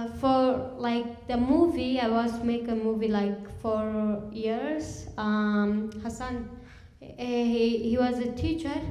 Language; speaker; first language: English; non-native, learner; Kurdish